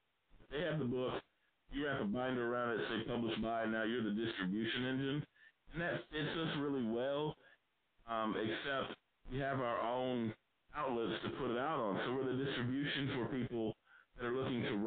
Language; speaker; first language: English; native; English